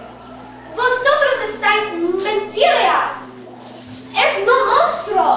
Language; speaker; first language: Spanish; non-native, learner; English